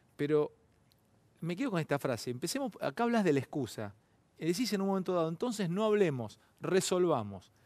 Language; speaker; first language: Spanish; native; Spanish